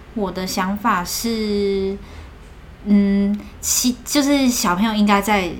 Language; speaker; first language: Chinese; native; Chinese